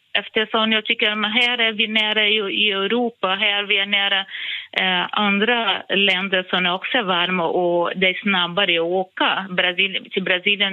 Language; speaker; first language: Swedish; non-native, fluent; Portuguese